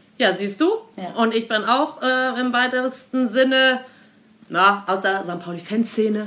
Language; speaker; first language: German; native; German